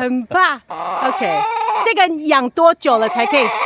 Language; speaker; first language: Chinese; native; Chinese